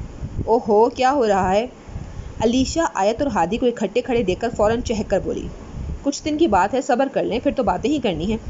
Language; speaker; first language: Urdu; native; Urdu